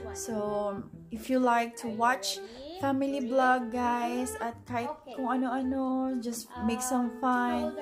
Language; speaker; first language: English; non-native, local second language; Filipino